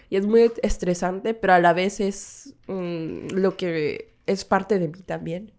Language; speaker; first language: Spanish; non-native, fluent; Korean